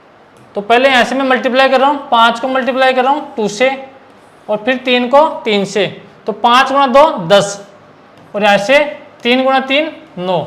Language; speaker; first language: Hindi; native; Hindi